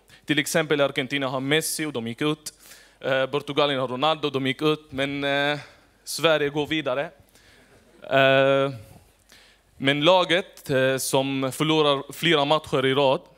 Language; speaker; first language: Swedish; non-native, fluent; Arabic